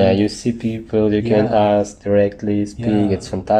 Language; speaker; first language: English; non-native, learner; Russian